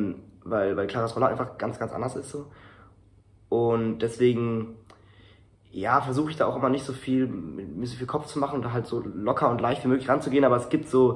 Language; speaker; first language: German; native; German